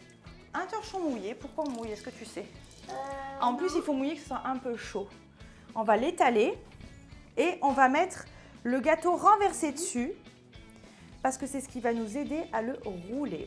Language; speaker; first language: French; native; French